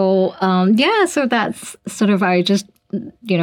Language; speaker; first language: English; non-native, local second language; Cantonese